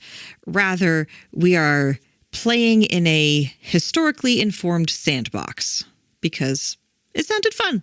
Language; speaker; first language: English; native; English